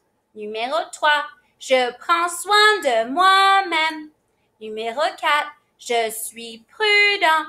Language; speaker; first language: French; non-native, fluent; English